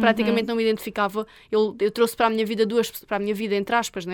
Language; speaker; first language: Portuguese; native; Portuguese